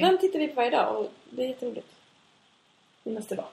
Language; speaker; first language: Swedish; native; Swedish